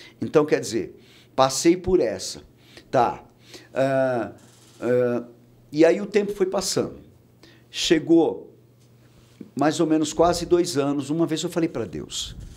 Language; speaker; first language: Portuguese; native; Portuguese